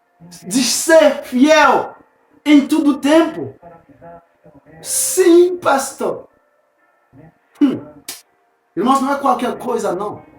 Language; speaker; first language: Portuguese; non-native, fluent; Haitian Creole